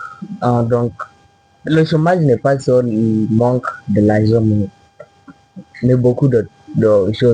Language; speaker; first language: French; non-native, learner; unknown